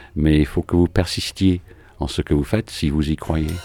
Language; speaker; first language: French; non-native, fluent; English